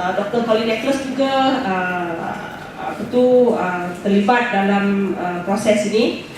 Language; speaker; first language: Malay; native; Malay